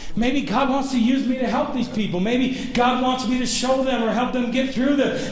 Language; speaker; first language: English; native; English